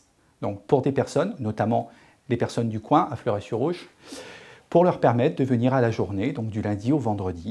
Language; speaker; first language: French; native; French